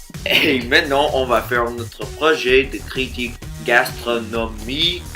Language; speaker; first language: French; non-native, fluent; English